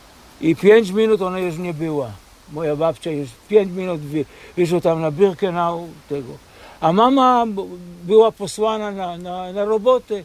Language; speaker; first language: Polish; early bilingual, heritage; Polish